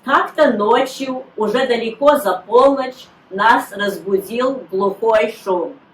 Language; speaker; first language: Russian; early bilingual, heritage; Russian